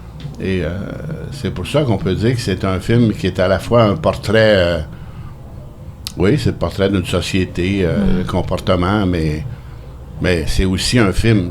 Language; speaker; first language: French; native; French